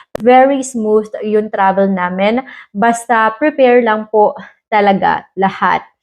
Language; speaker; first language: Filipino; native; Filipino